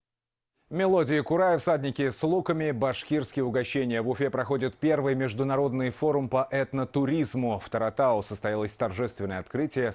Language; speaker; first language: Russian; native; Russian